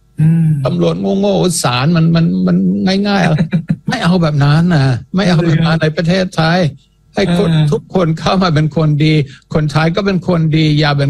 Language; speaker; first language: Thai; non-native, fluent; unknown